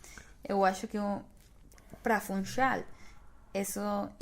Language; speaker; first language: Portuguese; non-native, fluent; Spanish